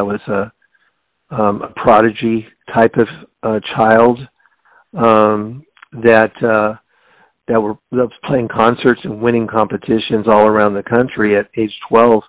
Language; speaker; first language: English; native; English